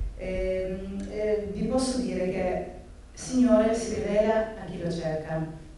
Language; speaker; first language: Italian; non-native, fluent; Albanian